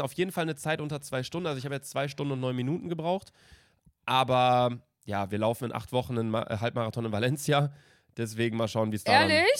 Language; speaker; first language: German; native; German